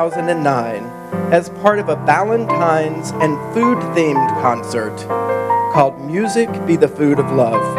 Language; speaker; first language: English; native; English